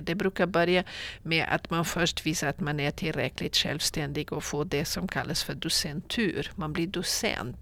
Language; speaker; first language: Swedish; non-native, fluent; Portuguese